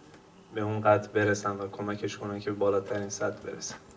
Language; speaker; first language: Persian; non-native, local second language; Turkmen